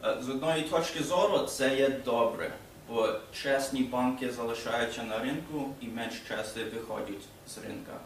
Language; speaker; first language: Ukrainian; early bilingual, heritage; Ukrainian